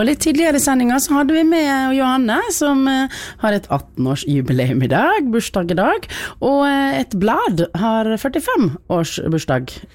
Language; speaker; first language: Norwegian; native; Norwegian